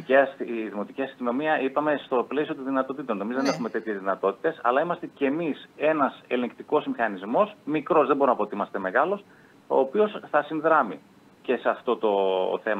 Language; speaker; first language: Greek; native; Greek